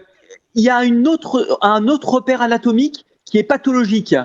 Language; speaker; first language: French; native; French